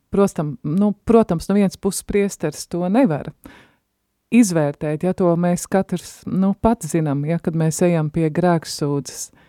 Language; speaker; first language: Latvian; native; Latvian